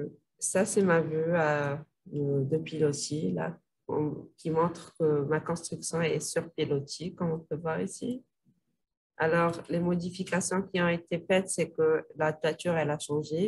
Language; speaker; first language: French; non-native, local second language; Arabic